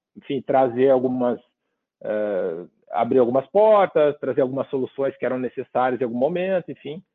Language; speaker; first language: Portuguese; native; Portuguese